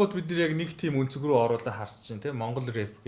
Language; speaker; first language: Mongolian; native; Mongolian